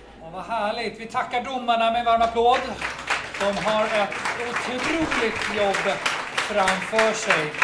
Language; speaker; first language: Swedish; native; Swedish